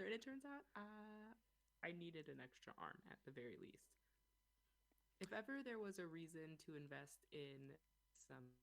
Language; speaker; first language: English; native; English